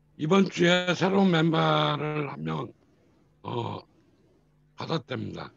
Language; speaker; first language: Korean; native; Korean